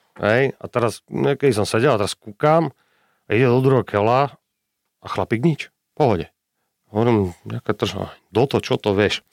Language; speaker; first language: Slovak; native; Slovak